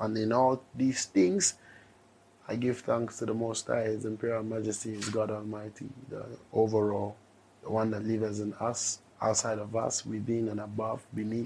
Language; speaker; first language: English; non-native, local second language; Ewe